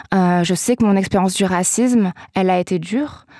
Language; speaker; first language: French; native; French